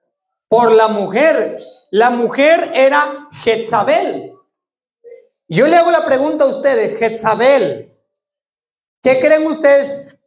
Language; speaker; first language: Spanish; native; Spanish